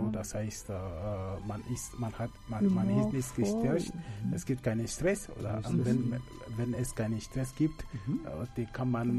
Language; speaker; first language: German; non-native, learner; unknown